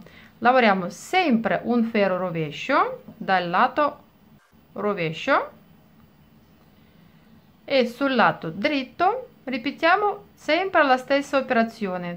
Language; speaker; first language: Italian; non-native, fluent; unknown